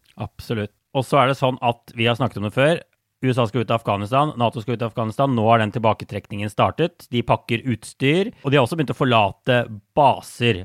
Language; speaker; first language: Norwegian; native; Norwegian